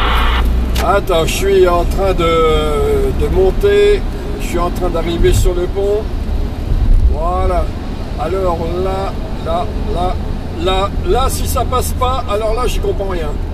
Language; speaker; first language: French; native; French